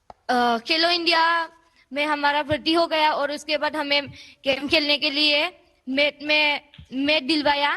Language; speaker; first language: Hindi; non-native, local second language; Assamese